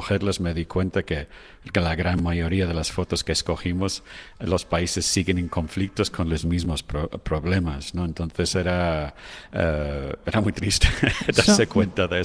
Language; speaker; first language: Spanish; non-native, fluent; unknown